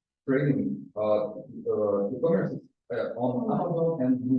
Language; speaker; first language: English; non-native, learner; Russian